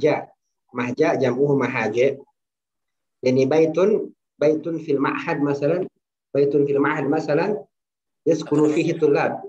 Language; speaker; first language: Arabic; non-native, fluent; Indonesian